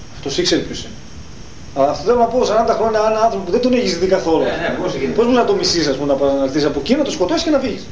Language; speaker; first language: Greek; native; Greek